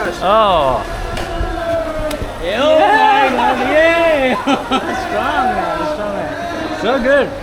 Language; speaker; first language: English; non-native, learner; Hindi